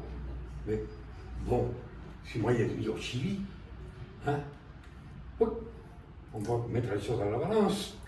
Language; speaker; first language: French; non-native, fluent; Spanish